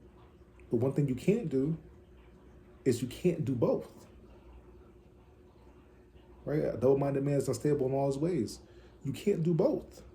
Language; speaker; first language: English; native; English